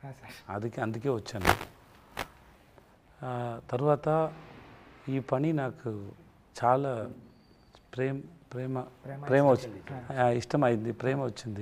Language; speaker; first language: Telugu; non-native, local second language; Tamil